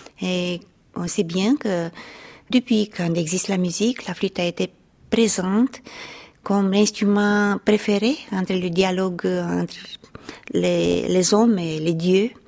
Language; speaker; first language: French; non-native, fluent; Romanian